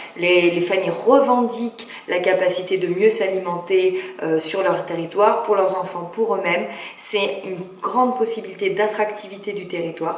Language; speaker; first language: French; native; French